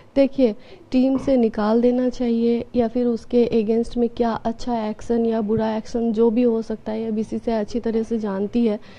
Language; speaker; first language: Hindi; non-native, local second language; Bangla